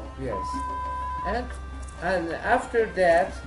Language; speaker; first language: English; non-native, learner; Persian